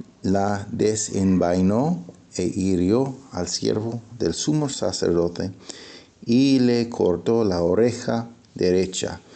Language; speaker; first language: Spanish; non-native, fluent; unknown